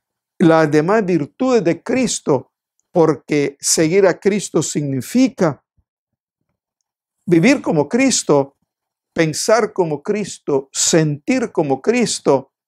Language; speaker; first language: Spanish; native; Spanish